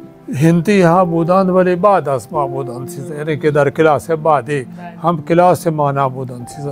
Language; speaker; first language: Persian; non-native, fluent; Punjabi